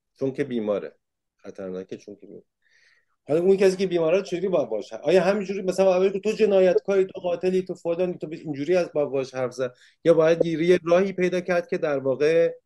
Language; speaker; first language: Persian; early bilingual, heritage; Persian